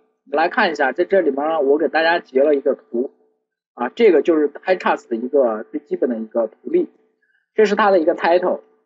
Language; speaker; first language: Chinese; native; Chinese